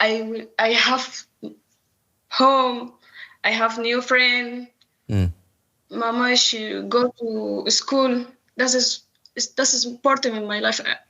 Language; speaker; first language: English; non-native, local second language; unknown